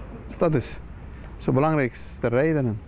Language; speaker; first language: Dutch; non-native, fluent; Turkish